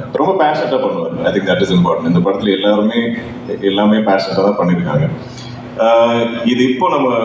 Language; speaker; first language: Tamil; non-native, local second language; Malayalam